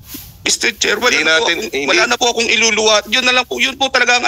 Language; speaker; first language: Filipino; native; Filipino